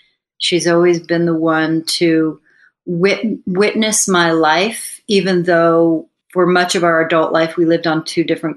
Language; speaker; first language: English; native; English